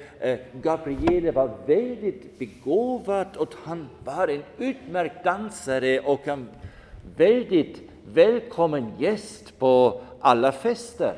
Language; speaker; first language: Swedish; non-native, fluent; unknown